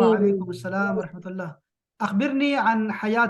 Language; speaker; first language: Arabic; non-native, fluent; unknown